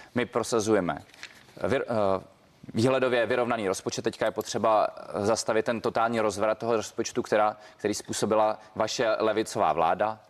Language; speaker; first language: Czech; native; Czech